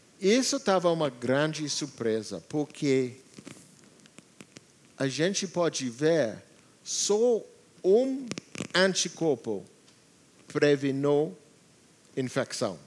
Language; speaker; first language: Portuguese; non-native, learner; English